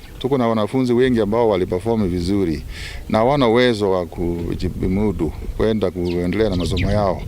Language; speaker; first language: Swahili; non-native, local second language; Meru